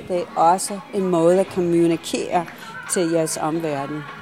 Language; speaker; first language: Danish; non-native, fluent; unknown